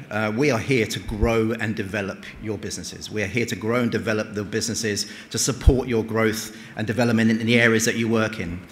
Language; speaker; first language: English; native; English